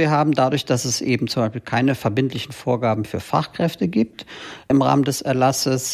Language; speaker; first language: German; native; German